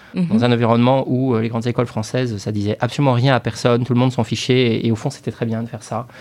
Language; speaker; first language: French; native; French